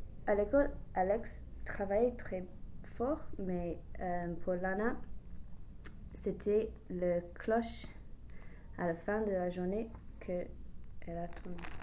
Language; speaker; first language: French; non-native, learner; English